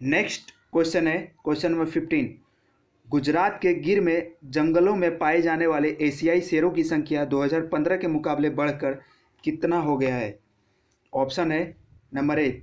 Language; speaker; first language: Hindi; non-native, local second language; Bangla